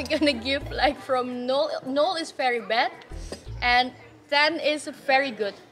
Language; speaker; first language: English; non-native, fluent; Indonesian